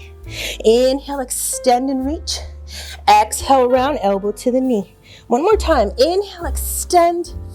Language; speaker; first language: English; native; English